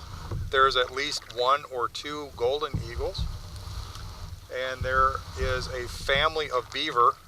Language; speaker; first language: English; native; English